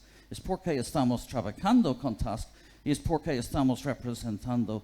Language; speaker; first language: Spanish; non-native, fluent; English